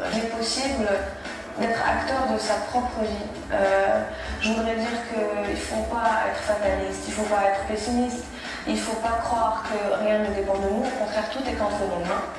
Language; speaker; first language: French; non-native, local second language; Arabic